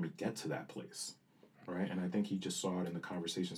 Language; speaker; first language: English; early bilingual, other home language; Spanish